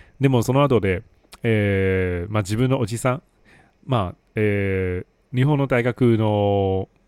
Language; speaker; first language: Japanese; non-native, fluent; Chinese